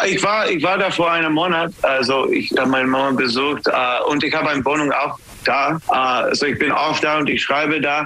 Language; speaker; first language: German; non-native, learner; English